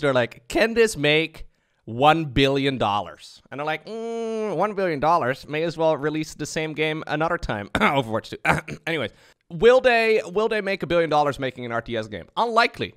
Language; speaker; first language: English; native; English